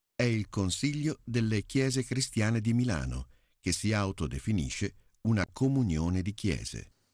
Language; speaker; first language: Italian; native; Italian